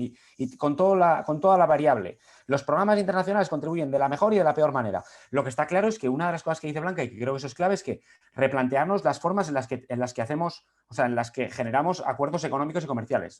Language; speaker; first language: Spanish; native; Spanish